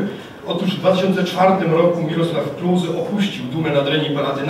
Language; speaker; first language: Polish; native; Polish